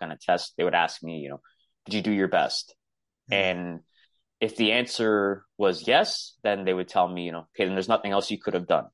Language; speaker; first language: English; native; English